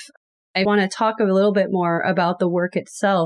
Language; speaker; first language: English; native; English